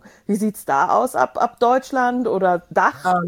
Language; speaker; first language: German; native; German